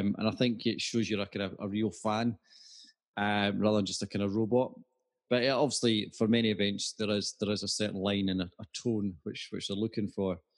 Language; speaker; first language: English; native; English